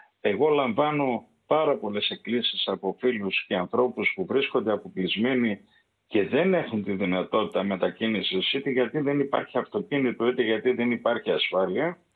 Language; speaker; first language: Greek; native; Greek